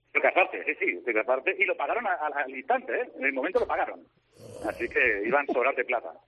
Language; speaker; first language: Spanish; native; Spanish